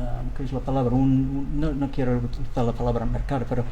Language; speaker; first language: Spanish; non-native, learner; English